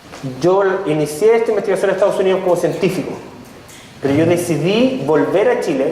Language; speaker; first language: Spanish; native; Spanish